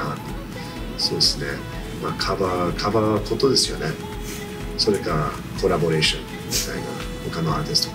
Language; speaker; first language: Japanese; non-native, fluent; English